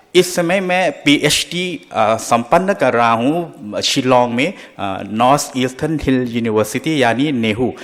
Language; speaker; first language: Hindi; non-native, fluent; Thai